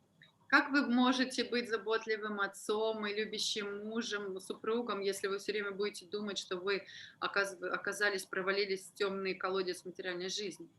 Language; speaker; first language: Russian; native; Russian